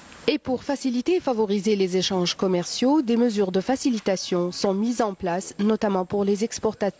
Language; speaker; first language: French; non-native, local second language; Arabic